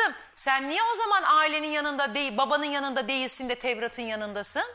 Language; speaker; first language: Turkish; native; Turkish